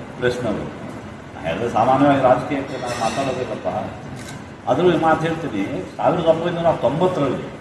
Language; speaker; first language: Kannada; non-native, local second language; Konkani